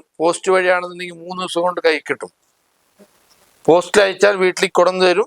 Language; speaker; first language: Malayalam; native; Malayalam